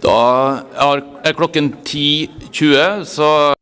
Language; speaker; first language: Norwegian; native; Norwegian